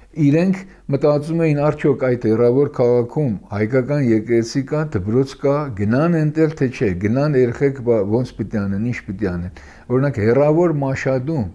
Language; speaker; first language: Armenian; early bilingual, heritage; Armenian